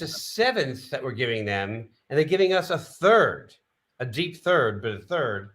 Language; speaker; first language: English; native; English